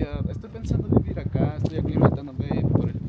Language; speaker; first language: Spanish; native; Spanish